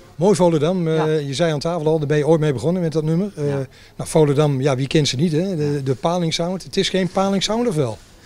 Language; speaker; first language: Dutch; native; Dutch